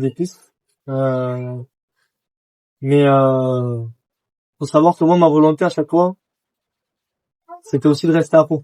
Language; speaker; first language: French; native; French